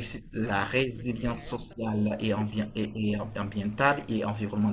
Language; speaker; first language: French; non-native, fluent; Portuguese